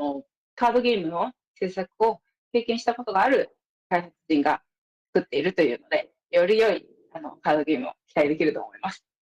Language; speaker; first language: Japanese; native; Japanese